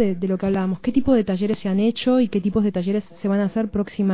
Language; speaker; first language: Spanish; native; Spanish